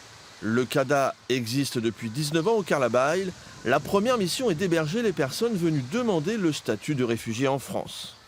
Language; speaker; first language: French; native; French